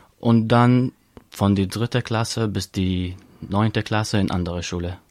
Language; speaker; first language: German; non-native, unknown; Arabic